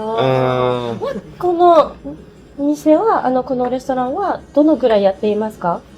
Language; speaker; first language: Japanese; non-native, learner; French